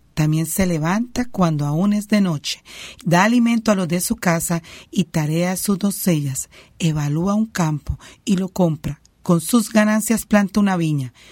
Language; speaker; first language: Spanish; native; Spanish